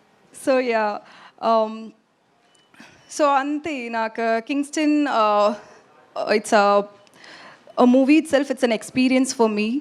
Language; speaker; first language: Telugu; non-native, learner; Tamil